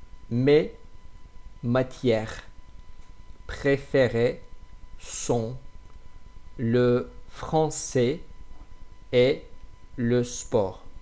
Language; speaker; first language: French; non-native, fluent; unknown